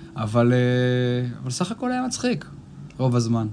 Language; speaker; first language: Hebrew; native; Hebrew